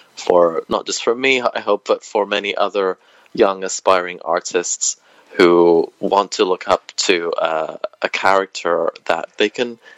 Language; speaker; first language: English; native; English